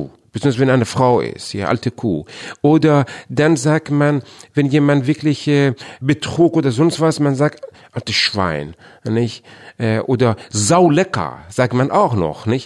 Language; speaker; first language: German; non-native, fluent; Persian